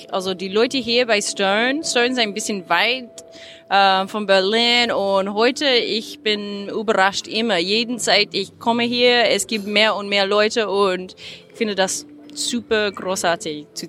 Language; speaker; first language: German; non-native, learner; English